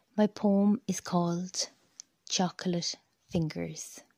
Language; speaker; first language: English; native; English